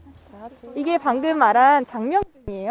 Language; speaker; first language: Korean; native; Korean